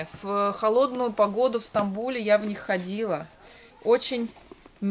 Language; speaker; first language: Russian; native; Russian